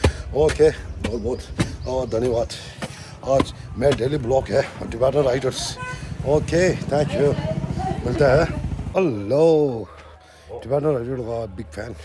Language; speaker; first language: Hindi; non-native, local second language; Tibetan